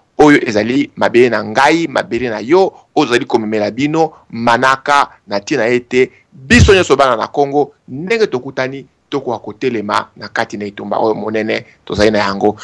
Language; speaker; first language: Lingala; non-native, local second language; Kongo